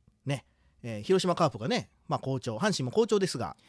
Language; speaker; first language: Japanese; native; Japanese